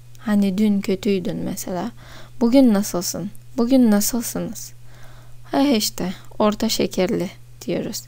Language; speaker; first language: Turkish; non-native, fluent; Russian